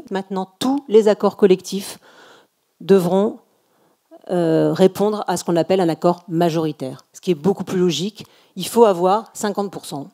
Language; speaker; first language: French; native; French